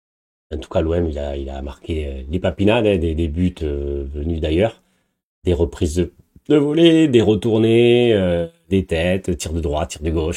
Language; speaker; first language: French; native; French